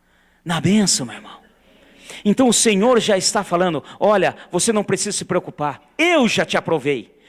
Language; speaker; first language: Portuguese; native; Portuguese